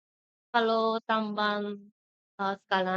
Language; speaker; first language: Indonesian; non-native, learner; Japanese